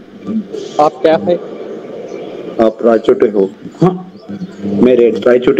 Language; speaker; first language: Hindi; non-native, learner; Telugu